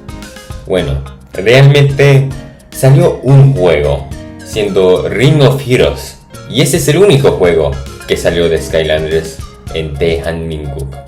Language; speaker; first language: Spanish; non-native, fluent; English